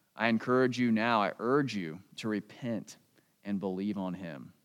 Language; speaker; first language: English; native; English